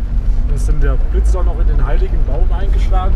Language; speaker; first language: German; native; German